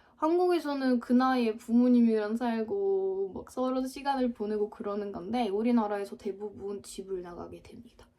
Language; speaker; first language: Korean; non-native, fluent; Ukrainian